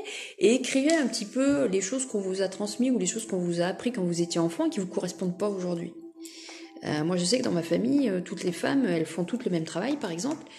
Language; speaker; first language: French; native; French